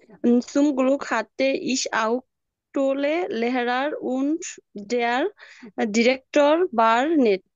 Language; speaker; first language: German; non-native, learner; Bangla